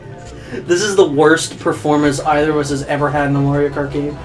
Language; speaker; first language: English; native; English